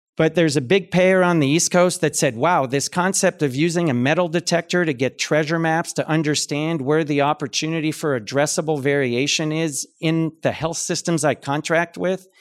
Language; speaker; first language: English; native; English